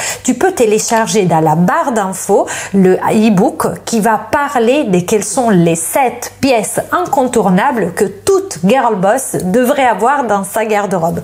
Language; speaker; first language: French; non-native, fluent; Italian